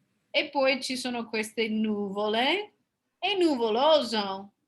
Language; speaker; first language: Italian; non-native, fluent; English